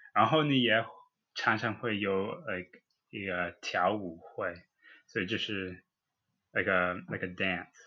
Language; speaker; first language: Chinese; non-native, learner; English